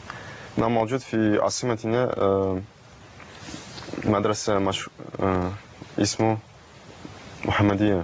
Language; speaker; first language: Arabic; non-native, learner; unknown